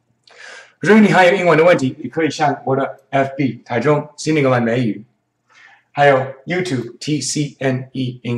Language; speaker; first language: Chinese; non-native, fluent; English